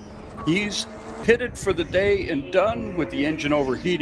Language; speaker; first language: English; native; English